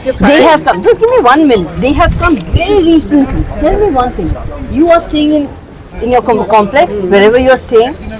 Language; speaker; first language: English; non-native, local second language; Bangla